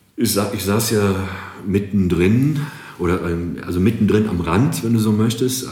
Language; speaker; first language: German; non-native, fluent; Greek